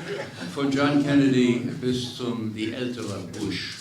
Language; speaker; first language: German; non-native, fluent; English